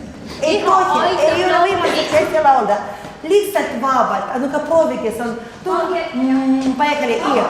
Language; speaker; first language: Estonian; non-native, learner; Russian